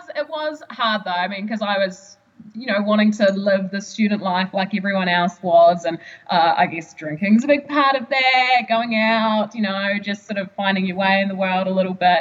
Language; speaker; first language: English; native; English